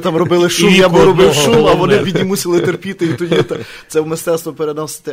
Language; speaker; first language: Ukrainian; native; Ukrainian